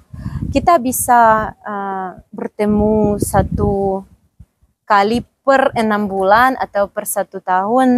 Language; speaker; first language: Indonesian; non-native, fluent; Ukrainian